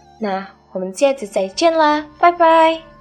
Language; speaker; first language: Chinese; non-native, fluent; Indonesian